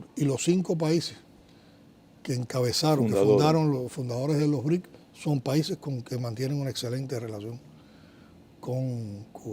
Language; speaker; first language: Spanish; native; Spanish